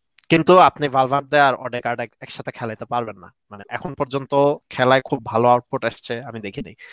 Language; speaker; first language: Bangla; native; Bangla